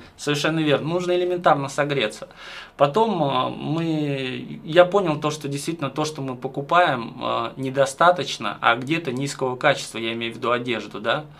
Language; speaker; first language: Russian; native; Russian